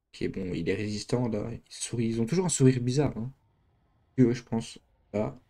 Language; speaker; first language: French; native; French